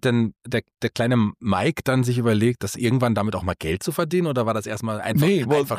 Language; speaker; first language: German; native; German